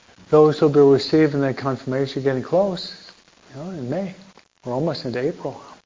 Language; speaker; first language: English; native; English